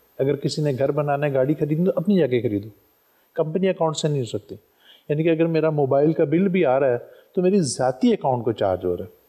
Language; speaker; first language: Urdu; non-native, local second language; Punjabi